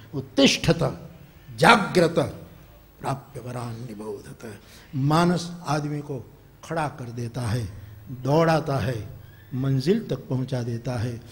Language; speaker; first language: Hindi; non-native, local second language; Gujarati